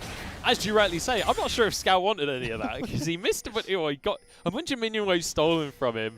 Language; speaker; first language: English; native; English